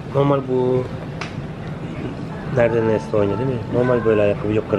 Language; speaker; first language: Turkish; native; Turkish